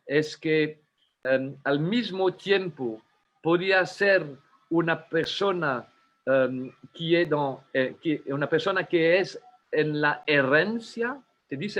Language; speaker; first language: Spanish; non-native, fluent; French